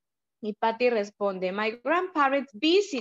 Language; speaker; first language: English; non-native, learner; Spanish